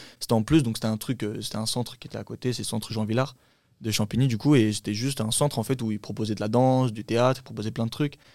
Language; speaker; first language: French; early bilingual, other home language; Turkish